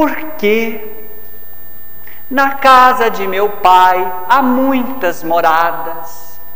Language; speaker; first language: Portuguese; native; Portuguese